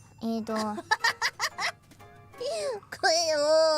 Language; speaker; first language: Japanese; native; Japanese